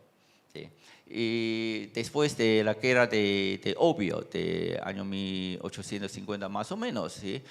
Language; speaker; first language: Spanish; non-native, fluent; Chinese